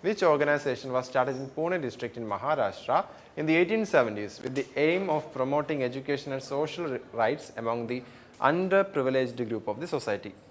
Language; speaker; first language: English; non-native, local second language; Malayalam